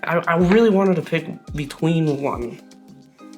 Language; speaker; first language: English; native; English